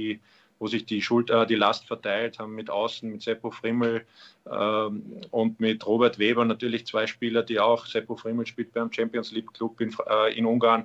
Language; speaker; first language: German; native; German